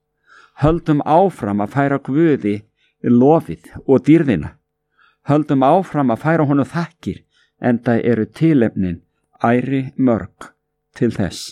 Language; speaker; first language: Icelandic; native; Icelandic